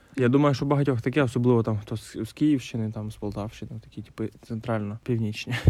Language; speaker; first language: Ukrainian; non-native, local second language; Russian